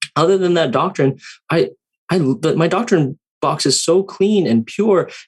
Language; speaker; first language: English; native; English